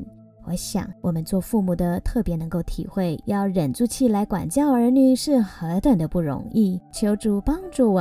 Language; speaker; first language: Chinese; native; Chinese